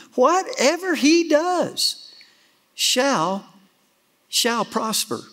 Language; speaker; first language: English; native; English